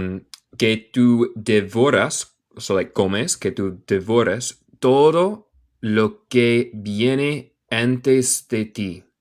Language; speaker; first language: Spanish; non-native, learner; English